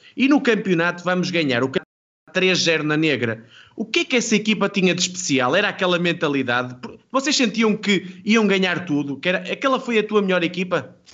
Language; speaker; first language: Portuguese; native; Portuguese